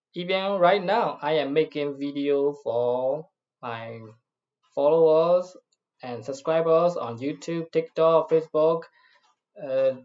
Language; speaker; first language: English; non-native, fluent; Burmese